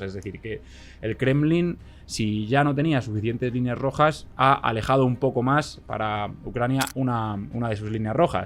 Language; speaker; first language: Spanish; native; Spanish